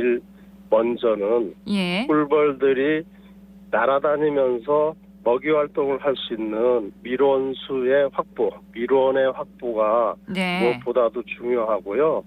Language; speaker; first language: Korean; native; Korean